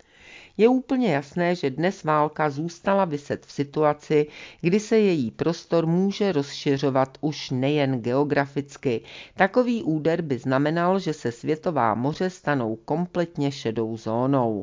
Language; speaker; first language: Czech; native; Czech